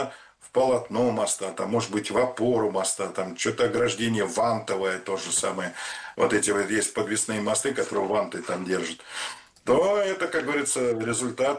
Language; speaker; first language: Russian; native; Russian